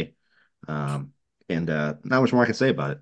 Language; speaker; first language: English; native; English